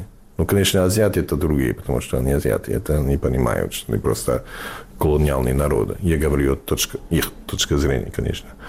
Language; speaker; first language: Russian; non-native, fluent; English